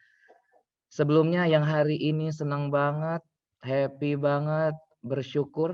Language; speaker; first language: Indonesian; native; Indonesian